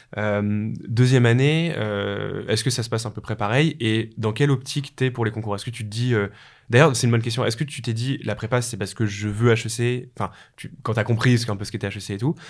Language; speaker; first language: French; native; French